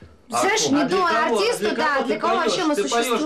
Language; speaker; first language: Russian; native; Russian